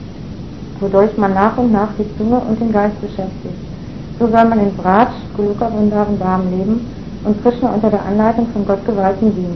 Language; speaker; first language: German; native; German